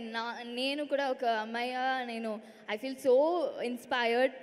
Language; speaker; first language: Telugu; non-native, learner; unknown